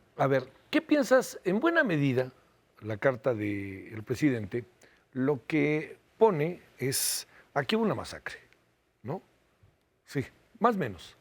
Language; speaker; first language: Spanish; native; Spanish